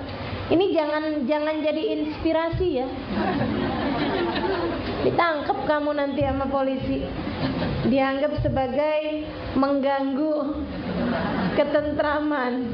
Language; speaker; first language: Indonesian; native; Indonesian